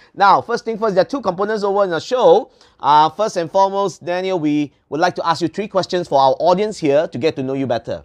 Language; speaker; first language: English; non-native, local second language; Chinese